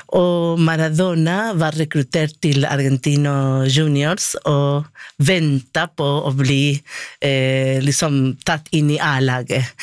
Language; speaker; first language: Norwegian; non-native, fluent; Spanish